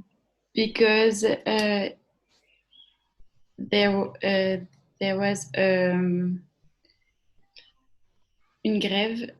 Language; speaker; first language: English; non-native, learner; French